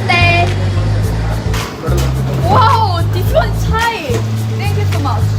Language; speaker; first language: English; non-native, learner; Korean